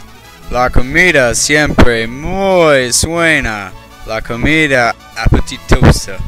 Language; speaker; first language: Spanish; non-native, learner; English